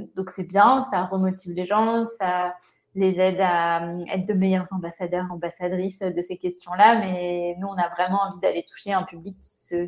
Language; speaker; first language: French; native; French